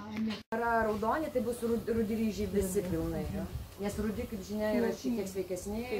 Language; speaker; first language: Lithuanian; native; Lithuanian